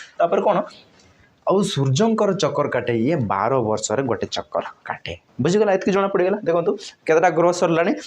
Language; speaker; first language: Odia; non-native, local second language; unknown